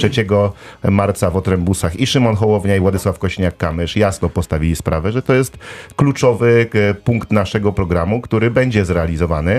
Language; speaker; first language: Polish; native; Polish